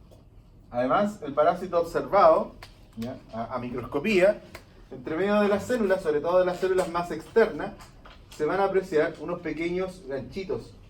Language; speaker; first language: Spanish; native; Spanish